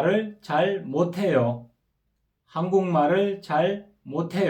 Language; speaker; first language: Korean; non-native, fluent; Kyrgyz